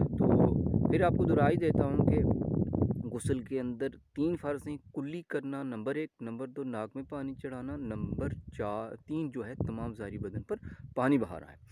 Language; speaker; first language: Urdu; non-native, local second language; Gujari